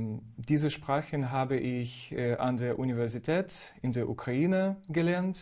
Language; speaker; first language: German; non-native, fluent; Ukrainian